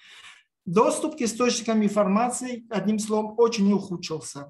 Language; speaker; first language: Russian; non-native, local second language; Tajik